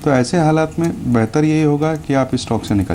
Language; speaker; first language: Hindi; native; Hindi